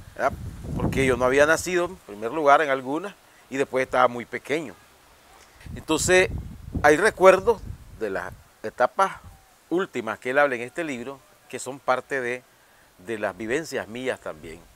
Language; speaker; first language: Spanish; native; Spanish